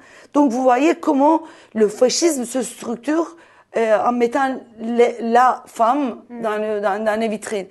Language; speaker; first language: French; non-native, fluent; Turkish